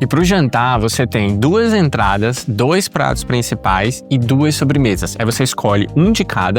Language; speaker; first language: Portuguese; native; Portuguese